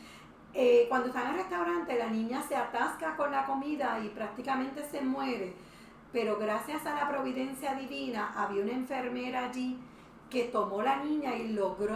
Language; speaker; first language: Spanish; native; Spanish